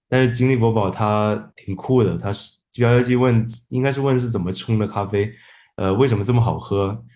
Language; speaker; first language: Chinese; non-native, fluent; Japanese